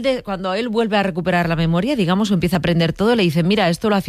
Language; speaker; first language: Spanish; native; Spanish